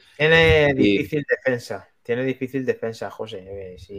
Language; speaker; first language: Spanish; native; Spanish